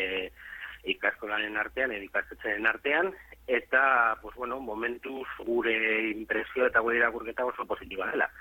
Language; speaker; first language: Basque; native; Basque